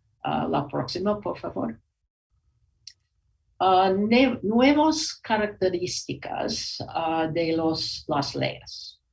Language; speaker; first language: Spanish; non-native, learner; English